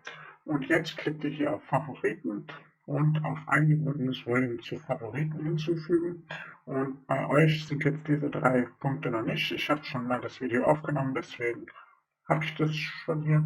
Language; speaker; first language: German; native; German